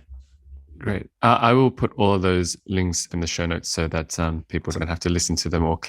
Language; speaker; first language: English; native; English